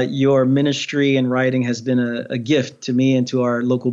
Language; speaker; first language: English; native; English